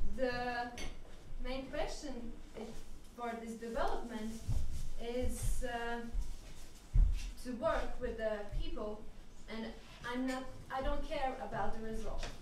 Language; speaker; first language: English; non-native, learner; French